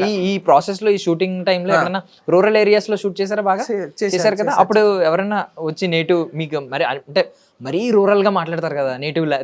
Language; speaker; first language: Telugu; native; Telugu